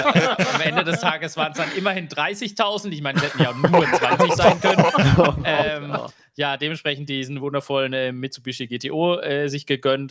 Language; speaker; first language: German; native; German